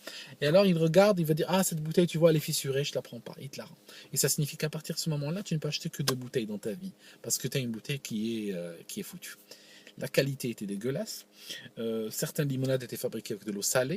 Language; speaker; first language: French; non-native, local second language; Arabic